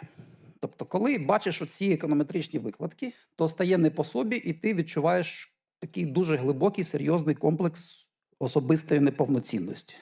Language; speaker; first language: Ukrainian; native; Ukrainian